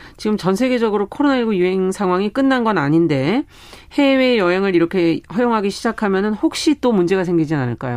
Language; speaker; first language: Korean; native; Korean